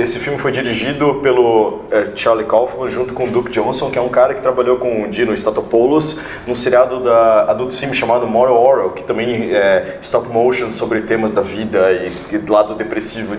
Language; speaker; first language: Portuguese; native; Portuguese